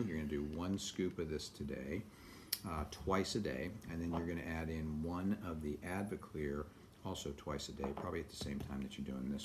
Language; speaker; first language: English; native; English